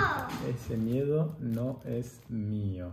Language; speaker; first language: Spanish; native; Spanish